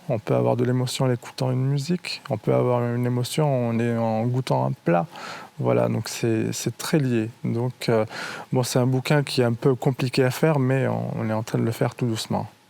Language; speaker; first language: French; non-native, local second language; Arabic